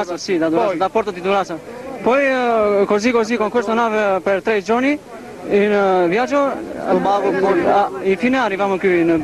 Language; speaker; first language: Italian; non-native, learner; Albanian